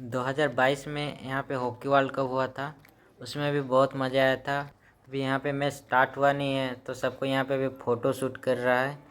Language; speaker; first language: Hindi; non-native, local second language; Odia